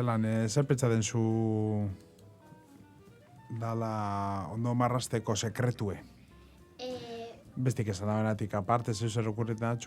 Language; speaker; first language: Basque; native; Basque